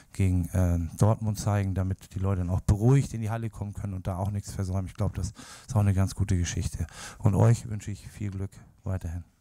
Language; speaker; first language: German; native; German